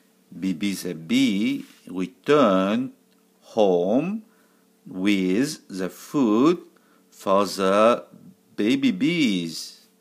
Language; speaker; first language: English; non-native, learner; French